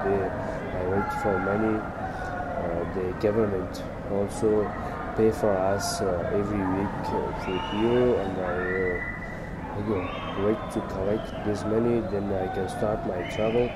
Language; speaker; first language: English; non-native, learner; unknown